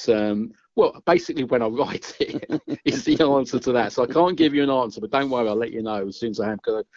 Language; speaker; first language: English; native; English